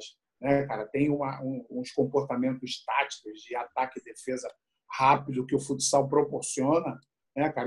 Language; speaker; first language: Portuguese; native; Portuguese